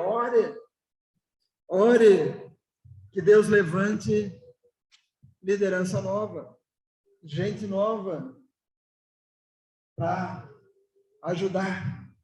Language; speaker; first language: Portuguese; native; Portuguese